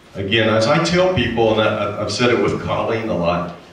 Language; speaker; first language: English; native; English